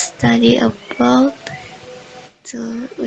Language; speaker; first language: English; non-native, learner; Indonesian